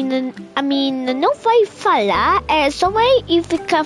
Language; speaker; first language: Portuguese; early bilingual, heritage; Portuguese